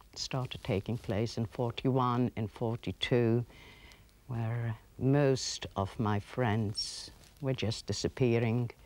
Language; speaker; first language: English; early bilingual, other home language; Polish